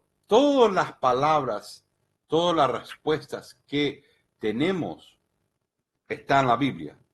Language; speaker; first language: Spanish; early bilingual, heritage; Spanish